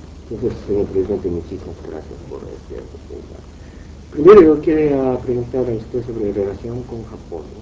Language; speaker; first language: Spanish; non-native, fluent; Japanese